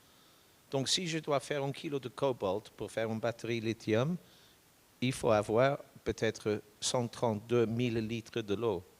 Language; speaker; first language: French; non-native, fluent; English